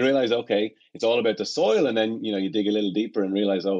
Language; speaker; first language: English; native; English